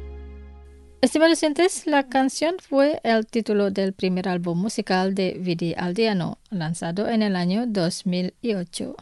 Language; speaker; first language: Spanish; non-native, fluent; Indonesian